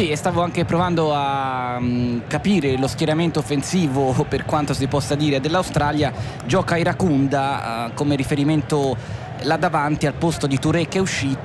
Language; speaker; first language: Italian; native; Italian